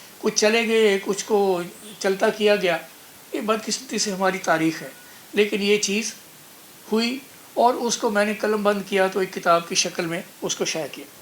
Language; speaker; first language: Urdu; non-native, local second language; Punjabi